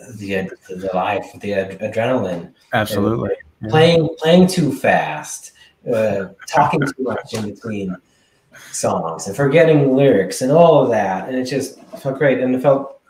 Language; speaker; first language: English; non-native, fluent; Swedish